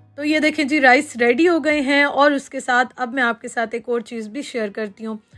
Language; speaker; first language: Urdu; native; Urdu